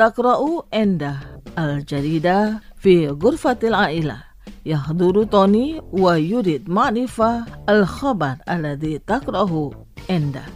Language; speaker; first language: Arabic; non-native, fluent; Indonesian